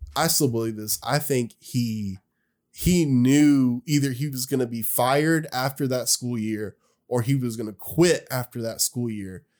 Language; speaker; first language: English; native; English